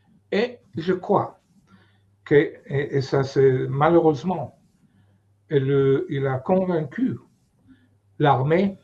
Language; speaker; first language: French; non-native, fluent; Hebrew